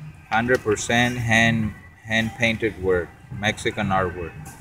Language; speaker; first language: English; non-native, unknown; Spanish